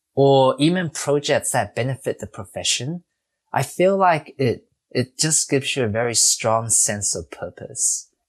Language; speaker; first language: English; native; English